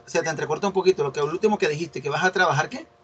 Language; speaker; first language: Spanish; native; Spanish